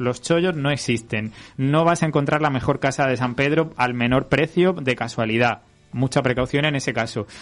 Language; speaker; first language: Spanish; native; Spanish